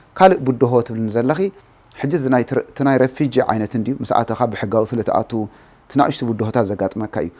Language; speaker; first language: Tigrinya; native; Tigrinya